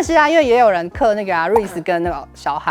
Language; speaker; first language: Chinese; native; Chinese